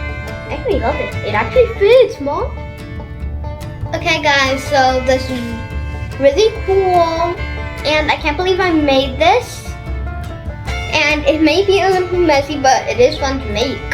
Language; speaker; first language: English; native; English